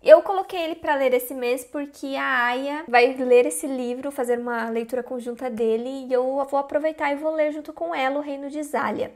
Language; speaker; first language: Portuguese; native; Portuguese